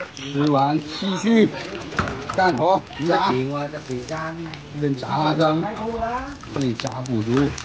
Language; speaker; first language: Chinese; non-native, local second language; Cantonese